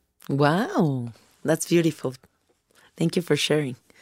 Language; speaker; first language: English; non-native, fluent; Spanish